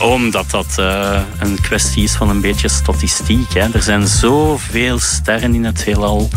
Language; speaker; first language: Dutch; native; Dutch